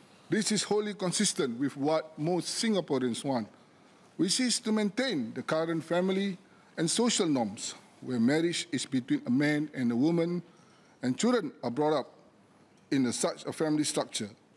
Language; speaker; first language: English; non-native, local second language; Malay